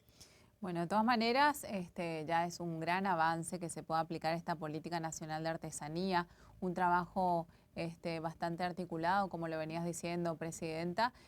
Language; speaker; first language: Spanish; native; Spanish